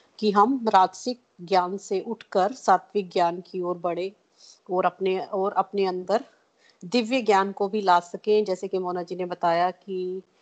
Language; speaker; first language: Hindi; non-native, local second language; Punjabi